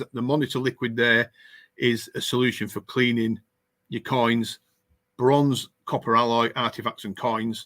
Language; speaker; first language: English; native; English